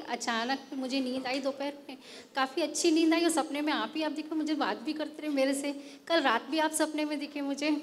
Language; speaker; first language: Hindi; non-native, local second language; Marathi